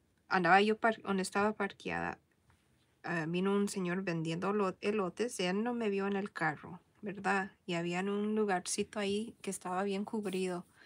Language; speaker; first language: Spanish; early bilingual, heritage; Spanish